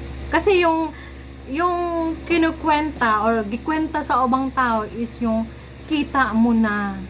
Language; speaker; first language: Filipino; non-native, local second language; Cebuano